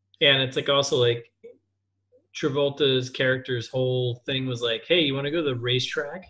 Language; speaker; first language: English; native; English